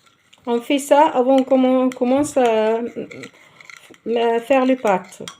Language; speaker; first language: French; non-native, local second language; Arabic